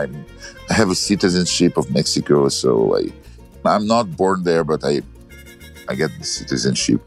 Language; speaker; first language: English; non-native, learner; Ukrainian